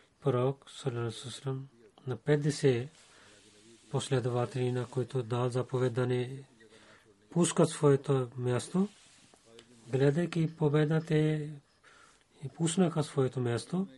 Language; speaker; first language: Bulgarian; non-native, learner; Urdu